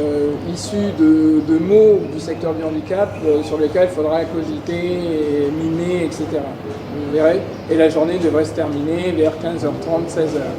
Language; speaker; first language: French; native; French